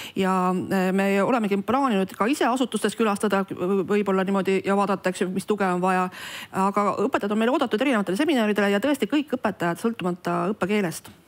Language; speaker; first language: Estonian; non-native, local second language; Russian